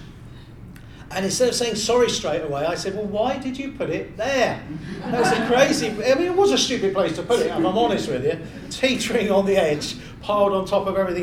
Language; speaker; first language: English; native; English